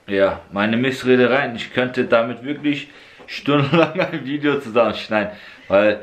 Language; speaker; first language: German; early bilingual, other home language; Turkish